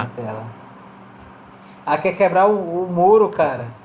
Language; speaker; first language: Portuguese; native; Portuguese